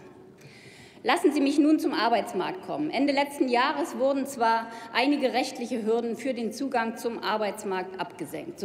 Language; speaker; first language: German; native; German